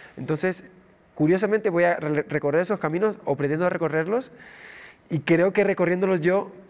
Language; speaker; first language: Spanish; native; Spanish